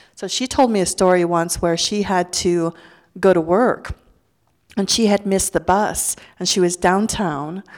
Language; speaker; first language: English; early bilingual, other home language; Lao